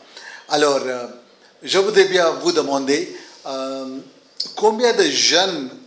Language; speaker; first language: French; non-native, fluent; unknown